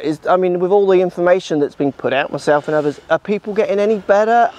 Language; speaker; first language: English; native; English